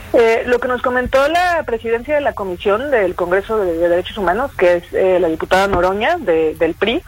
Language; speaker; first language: Spanish; native; Spanish